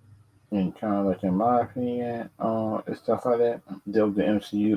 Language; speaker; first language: English; native; English